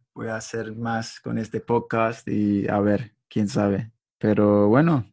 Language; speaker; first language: Spanish; non-native, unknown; English